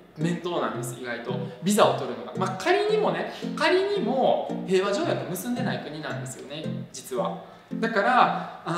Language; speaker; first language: Japanese; early bilingual, other home language; Russian